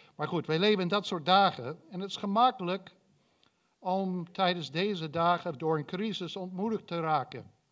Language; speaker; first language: Dutch; non-native, fluent; English